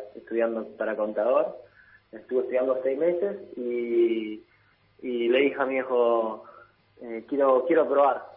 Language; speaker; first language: Spanish; early bilingual, heritage; Italian